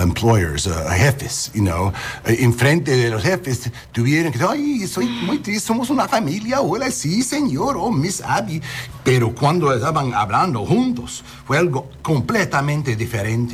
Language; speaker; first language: Spanish; early bilingual, heritage; English